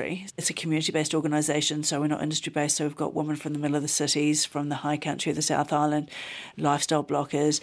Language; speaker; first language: English; native; English